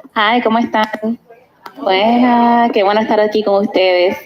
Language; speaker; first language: Spanish; early bilingual, heritage; Spanish